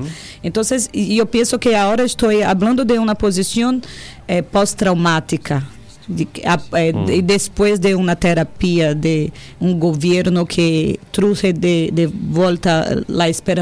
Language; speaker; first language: Spanish; non-native, learner; Portuguese